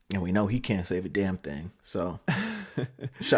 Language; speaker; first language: English; native; English